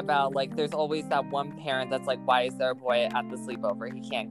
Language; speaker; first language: English; native; English